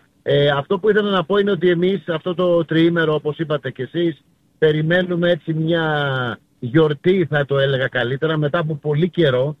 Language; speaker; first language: Greek; native; Greek